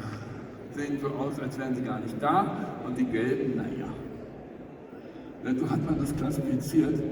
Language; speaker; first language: German; native; German